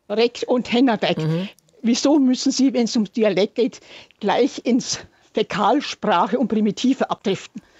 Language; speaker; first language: German; native; German